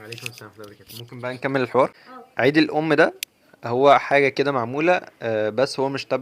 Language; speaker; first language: Arabic; native; Arabic